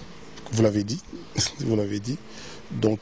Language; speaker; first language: French; non-native, local second language; Lingala